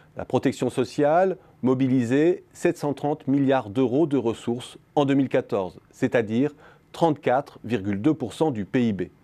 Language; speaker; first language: French; native; French